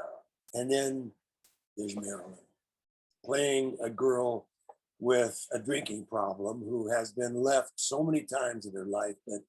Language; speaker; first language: English; native; English